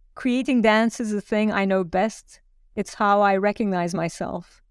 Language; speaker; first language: English; non-native, fluent; Turkish